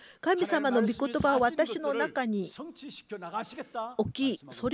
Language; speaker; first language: Japanese; non-native, fluent; Korean